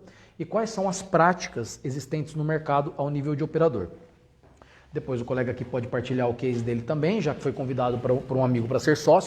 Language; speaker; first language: Portuguese; native; Portuguese